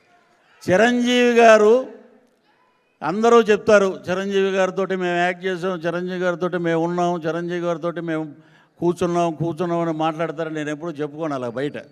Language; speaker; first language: Telugu; native; Telugu